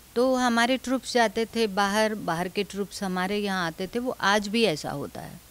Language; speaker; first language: Hindi; non-native, local second language; Dogri